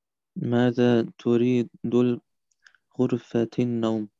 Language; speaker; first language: Arabic; non-native, learner; German